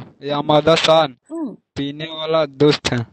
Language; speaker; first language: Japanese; non-native, learner; Hindi